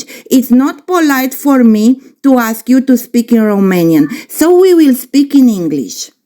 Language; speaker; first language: English; non-native, fluent; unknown